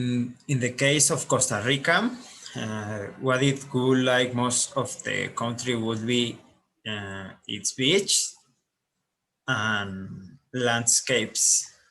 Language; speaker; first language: English; non-native, learner; Spanish